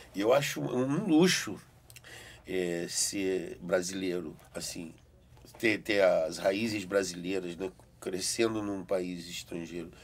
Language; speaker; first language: Portuguese; early bilingual, heritage; Portuguese